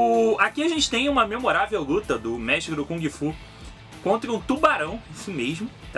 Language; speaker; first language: Portuguese; native; Portuguese